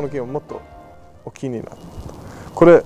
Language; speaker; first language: Japanese; non-native, fluent; English